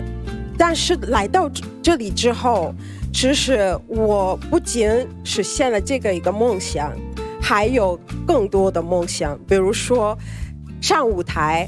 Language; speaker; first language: Chinese; non-native, fluent; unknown